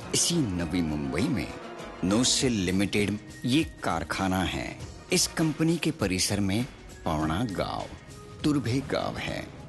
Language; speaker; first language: Hindi; non-native, local second language; Marathi